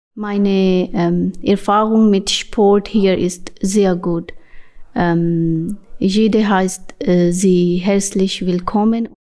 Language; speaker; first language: German; non-native, learner; Urdu